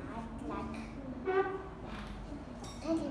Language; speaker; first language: English; non-native, learner; Vietnamese